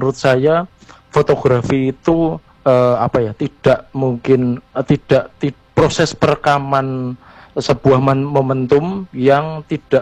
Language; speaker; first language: Indonesian; native; Indonesian